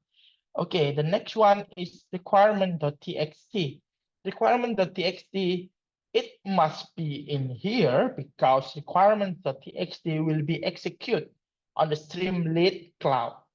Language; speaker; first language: English; non-native, learner; Indonesian